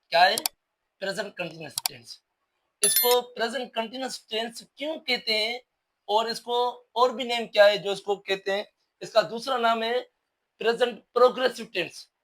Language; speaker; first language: Urdu; non-native, local second language; Sindhi